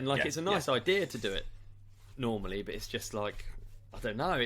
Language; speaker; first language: English; native; English